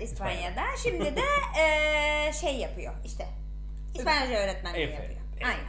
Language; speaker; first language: Turkish; native; Turkish